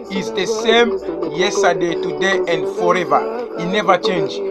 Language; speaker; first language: English; non-native, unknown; Lingala